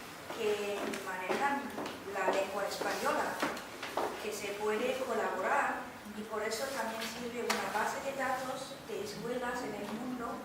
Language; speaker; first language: Spanish; non-native, fluent; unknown